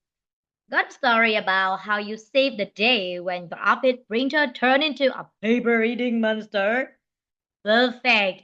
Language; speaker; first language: English; non-native, fluent; Vietnamese